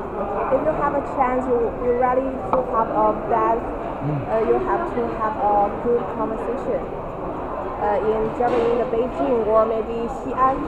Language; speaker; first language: English; non-native, learner; Chinese